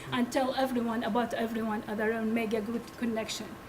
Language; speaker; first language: English; non-native, learner; Arabic